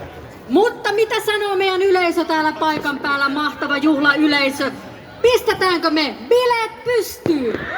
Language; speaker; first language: Finnish; native; Finnish